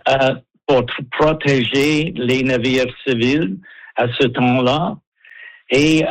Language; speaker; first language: French; non-native, local second language; English